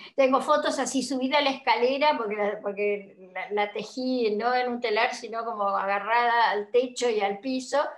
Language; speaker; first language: Spanish; native; Spanish